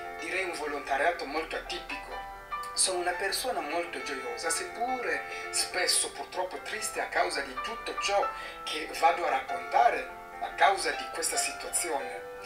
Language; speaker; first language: Italian; non-native, fluent; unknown